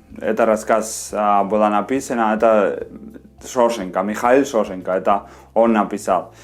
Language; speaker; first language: Russian; non-native, learner; Spanish